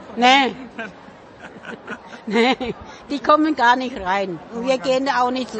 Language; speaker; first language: German; non-native, fluent; Min Nan Chinese